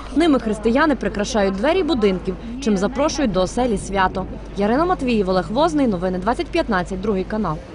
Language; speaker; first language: Ukrainian; native; Ukrainian